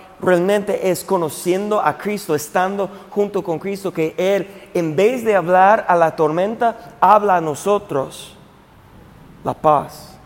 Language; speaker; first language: Spanish; non-native, fluent; English